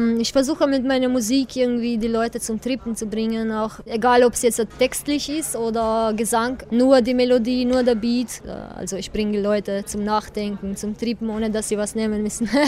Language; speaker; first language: German; non-native, fluent; Albanian